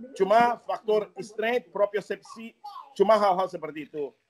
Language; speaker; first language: Indonesian; non-native, fluent; Portuguese